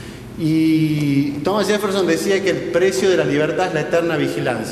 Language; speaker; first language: Spanish; native; Spanish